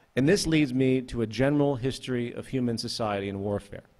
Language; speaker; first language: English; native; English